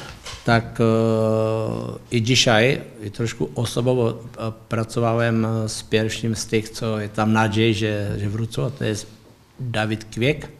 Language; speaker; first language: Polish; non-native, learner; Czech